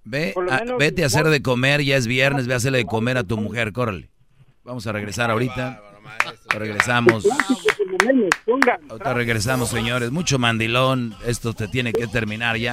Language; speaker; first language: Spanish; native; Spanish